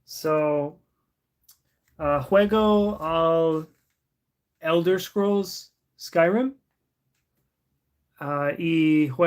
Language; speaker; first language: Spanish; non-native, learner; English